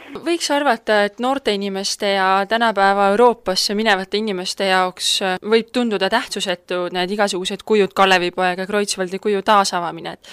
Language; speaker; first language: Estonian; native; Estonian